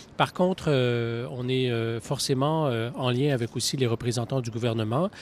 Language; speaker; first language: French; native; French